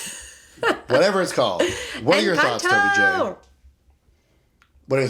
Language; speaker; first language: English; native; English